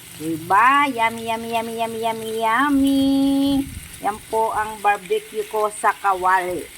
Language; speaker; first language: Filipino; non-native, local second language; Masbatenyo